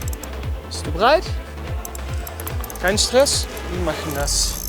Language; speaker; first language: German; non-native, learner; Dutch